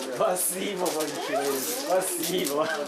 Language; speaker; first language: Russian; non-native, learner; Korean